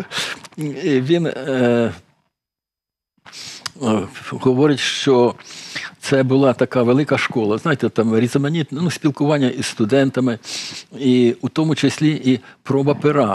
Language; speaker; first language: Ukrainian; native; Ukrainian